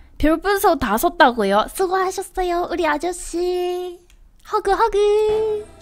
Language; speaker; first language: Korean; non-native, fluent; Japanese